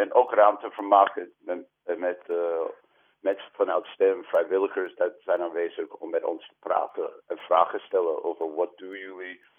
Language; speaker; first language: Dutch; non-native, fluent; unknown